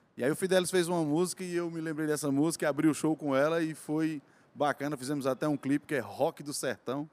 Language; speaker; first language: Portuguese; native; Portuguese